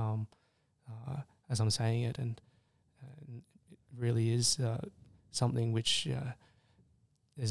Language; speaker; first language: English; native; English